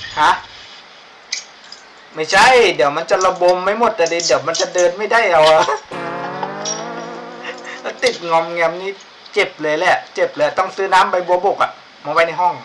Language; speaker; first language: Thai; native; Thai